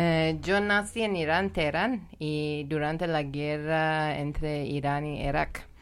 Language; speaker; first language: Spanish; non-native, learner; Persian